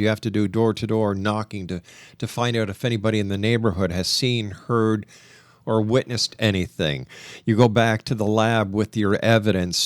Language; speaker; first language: English; native; English